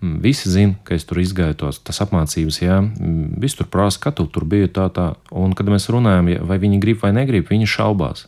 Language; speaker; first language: Latvian; non-native, local second language; Russian